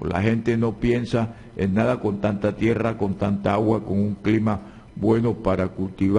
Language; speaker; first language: Spanish; native; Spanish